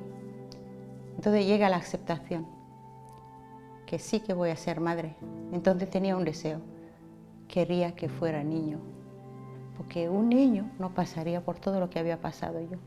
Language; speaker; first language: Spanish; non-native, fluent; Somali